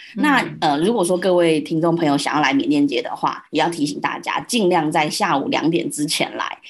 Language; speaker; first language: Chinese; early bilingual, heritage; Chinese